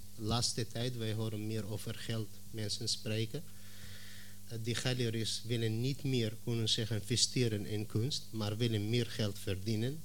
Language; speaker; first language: Dutch; non-native, learner; Arabic